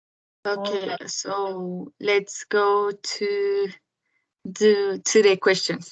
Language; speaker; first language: English; non-native, learner; Spanish